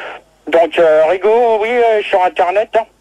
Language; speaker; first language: French; native; French